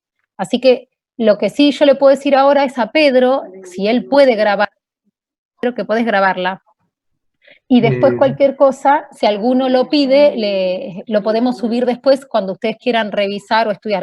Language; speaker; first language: Spanish; native; Spanish